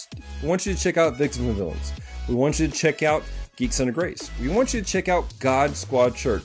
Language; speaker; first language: English; native; English